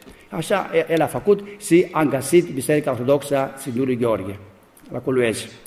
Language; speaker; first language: Romanian; non-native, learner; Greek